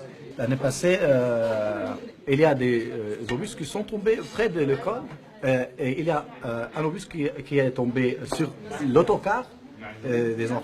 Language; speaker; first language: French; non-native, fluent; Arabic